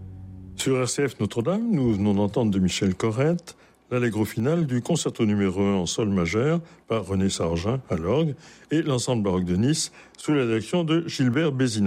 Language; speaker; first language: French; native; French